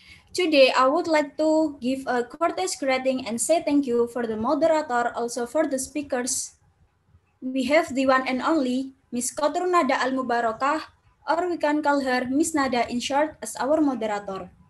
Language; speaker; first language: English; non-native, learner; Indonesian